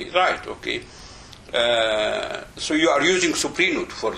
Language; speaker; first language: English; non-native, fluent; Arabic